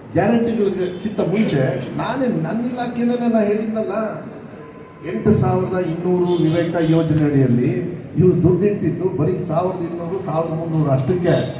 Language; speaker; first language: Kannada; native; Kannada